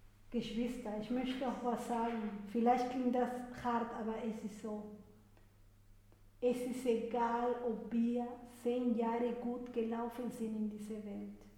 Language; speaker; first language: German; non-native, fluent; Spanish